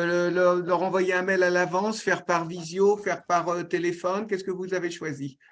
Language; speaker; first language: French; native; French